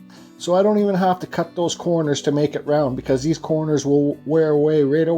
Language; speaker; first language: English; native; English